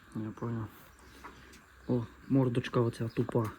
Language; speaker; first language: Polish; non-native, learner; Ukrainian